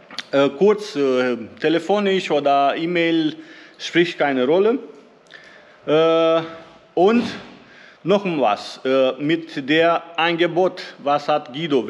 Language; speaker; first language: German; non-native, learner; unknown